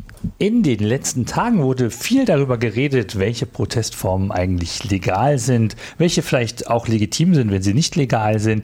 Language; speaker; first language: German; native; German